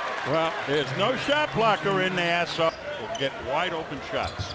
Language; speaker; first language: English; native; English